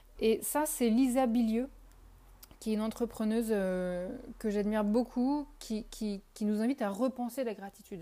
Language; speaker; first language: French; native; French